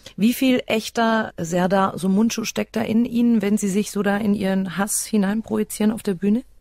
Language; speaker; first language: German; native; German